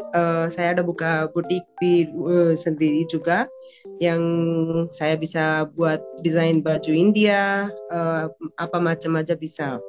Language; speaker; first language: Indonesian; non-native, fluent; Punjabi